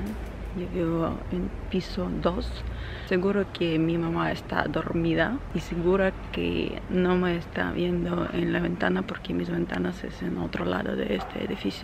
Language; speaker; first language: Spanish; non-native, fluent; Ukrainian